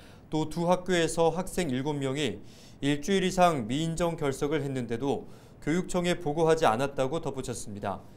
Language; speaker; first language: Korean; native; Korean